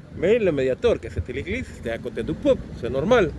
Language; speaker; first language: French; non-native, learner; Spanish